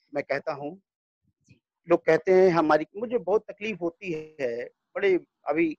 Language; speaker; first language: Hindi; native; Hindi